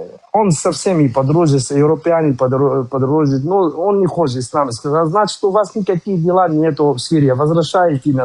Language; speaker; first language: Russian; non-native, learner; Kurdish